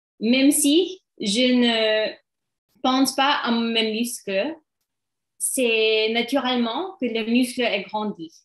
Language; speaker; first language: French; non-native, learner; English